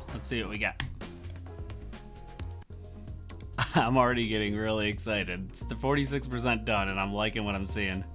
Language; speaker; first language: English; native; English